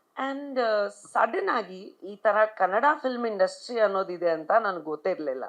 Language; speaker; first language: Kannada; non-native, local second language; Punjabi